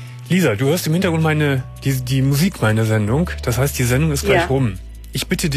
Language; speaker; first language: German; native; German